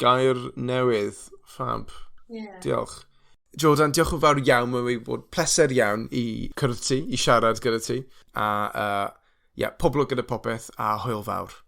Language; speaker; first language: Welsh; non-native, fluent; English